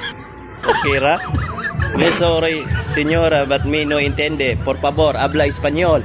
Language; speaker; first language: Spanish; non-native, learner; Cebuano